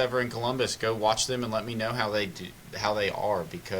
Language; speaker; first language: English; native; English